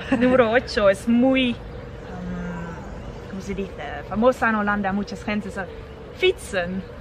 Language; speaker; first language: Spanish; non-native, learner; Dutch